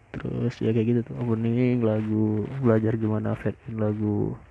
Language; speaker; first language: Indonesian; non-native, local second language; Minangkabau